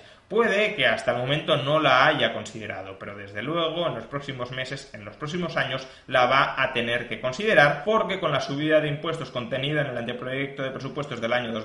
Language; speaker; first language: Spanish; native; Spanish